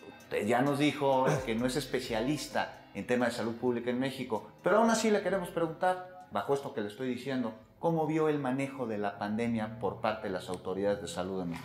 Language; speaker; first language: Spanish; native; Spanish